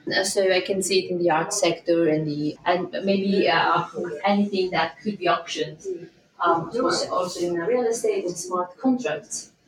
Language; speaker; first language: English; non-native, fluent; Greek